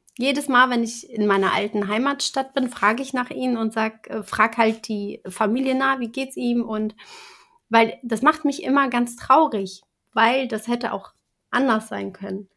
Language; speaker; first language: German; early bilingual, other home language; Kurdish